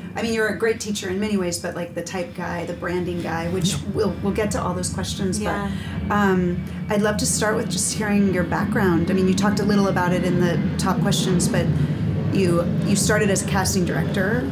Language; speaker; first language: English; native; English